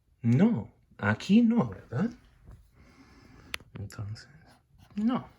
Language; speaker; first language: Spanish; non-native, fluent; English